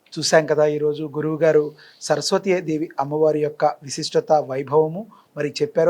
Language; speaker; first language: Telugu; native; Telugu